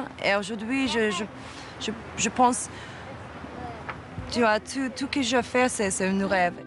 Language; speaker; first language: French; non-native, fluent; Swedish